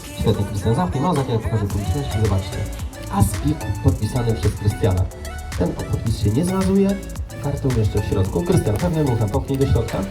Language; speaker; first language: Polish; native; Polish